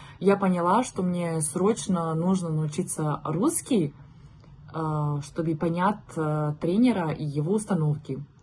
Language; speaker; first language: Russian; non-native, fluent; Serbian